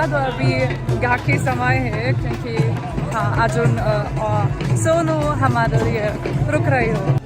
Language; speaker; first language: Hindi; non-native, learner; German